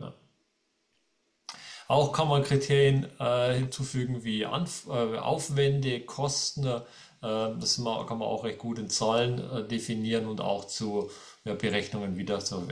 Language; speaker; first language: German; native; German